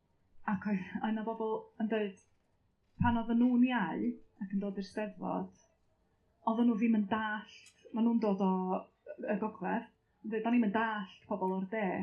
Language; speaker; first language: Welsh; native; Welsh